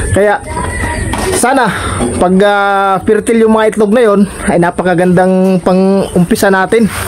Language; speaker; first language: Filipino; non-native, local second language; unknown